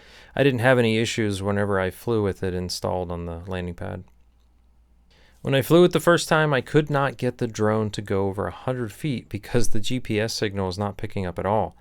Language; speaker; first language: English; native; English